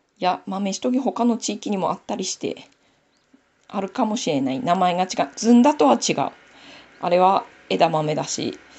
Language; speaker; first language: Japanese; native; Japanese